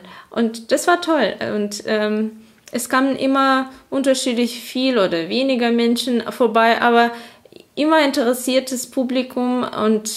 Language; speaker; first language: German; non-native, fluent; Azerbaijani